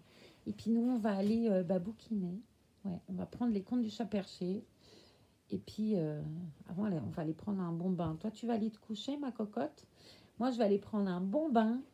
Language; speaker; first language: French; native; French